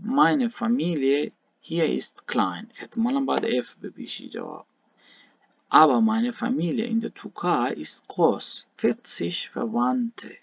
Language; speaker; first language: German; non-native, learner; Baluchi